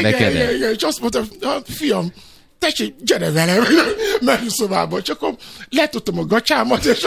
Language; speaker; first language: Hungarian; non-native, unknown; Yoruba